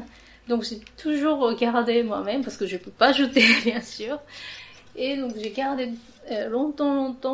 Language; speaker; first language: French; non-native, fluent; Japanese